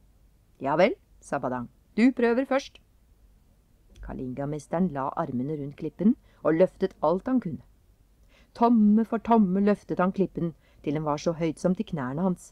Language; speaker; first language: Norwegian; native; Norwegian